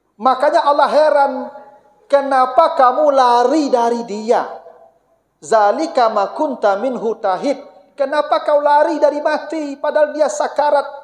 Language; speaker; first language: Malay; non-native, local second language; Minangkabau